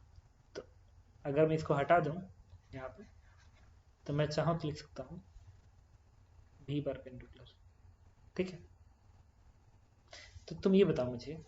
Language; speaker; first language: Hindi; native; Hindi